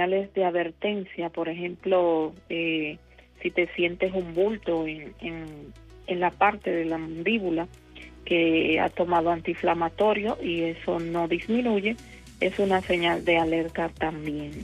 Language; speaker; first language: Spanish; native; Spanish